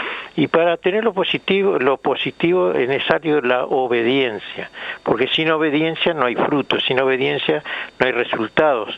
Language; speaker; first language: Spanish; native; Spanish